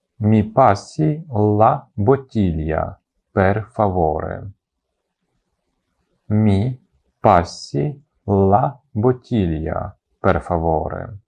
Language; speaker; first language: Italian; non-native, fluent; Ukrainian